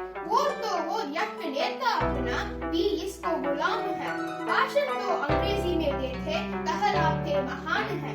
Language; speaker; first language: Hindi; non-native, local second language; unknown